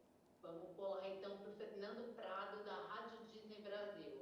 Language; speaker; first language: Portuguese; native; Portuguese